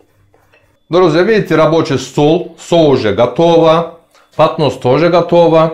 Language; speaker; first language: Russian; non-native, learner; Turkish